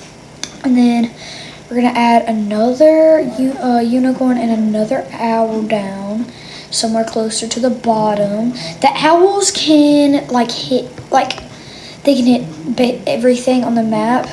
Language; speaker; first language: English; native; English